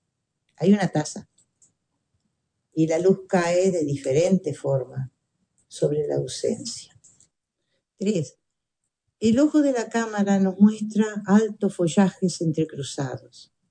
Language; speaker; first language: Spanish; native; Spanish